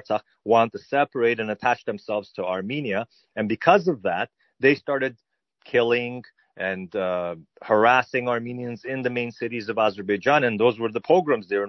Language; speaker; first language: English; native; English